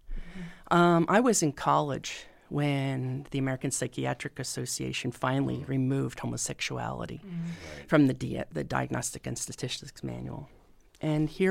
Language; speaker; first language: English; native; English